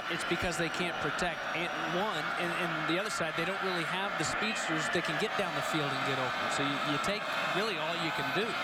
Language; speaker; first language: English; native; English